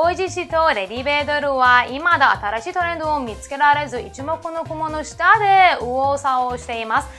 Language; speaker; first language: Japanese; non-native, fluent; Persian